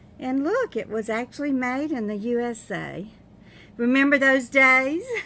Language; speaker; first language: English; native; English